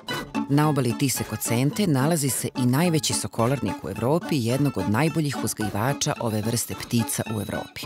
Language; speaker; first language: Serbian; native; Serbian